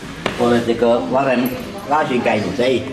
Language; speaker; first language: Finnish; non-native, learner; Russian